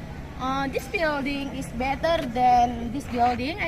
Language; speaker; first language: English; non-native, learner; Indonesian